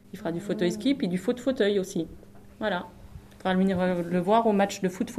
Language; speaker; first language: French; native; French